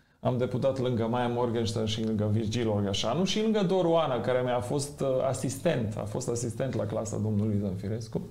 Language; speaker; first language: Romanian; non-native, fluent; Macedonian